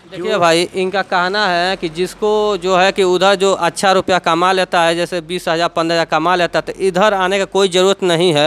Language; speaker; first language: Hindi; native; Hindi